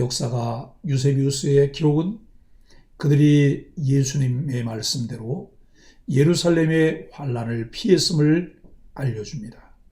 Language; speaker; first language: Korean; native; Korean